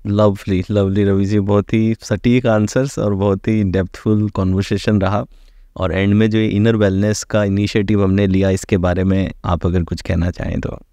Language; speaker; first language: Hindi; native; Hindi